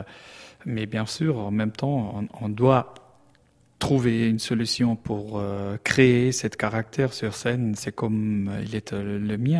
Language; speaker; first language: French; non-native, learner; German